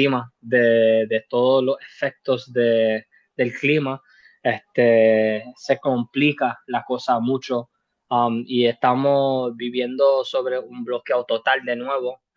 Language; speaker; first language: Spanish; early bilingual, heritage; Spanish